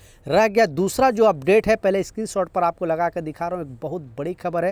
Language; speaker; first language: Hindi; native; Hindi